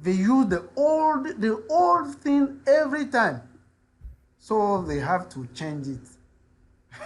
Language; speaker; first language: English; non-native, learner; French